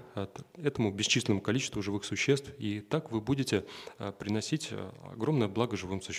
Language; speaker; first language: Russian; native; Russian